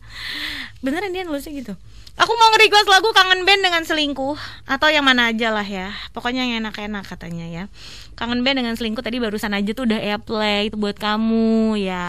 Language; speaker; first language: Indonesian; native; Indonesian